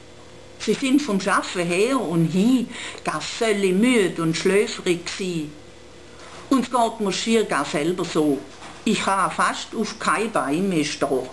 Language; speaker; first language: German; native; German